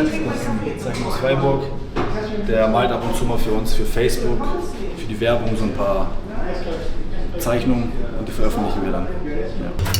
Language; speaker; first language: German; native; German